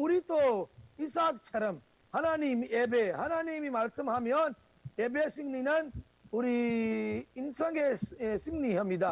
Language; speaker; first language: Korean; non-native, learner; Urdu